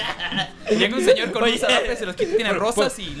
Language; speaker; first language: Spanish; native; Spanish